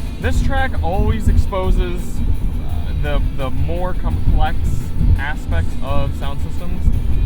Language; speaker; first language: English; native; English